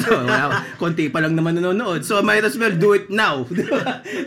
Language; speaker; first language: English; non-native, local second language; Filipino